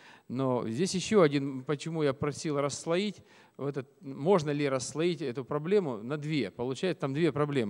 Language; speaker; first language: Russian; native; Russian